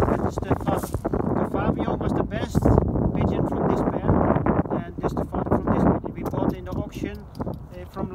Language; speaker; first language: English; non-native, fluent; Dutch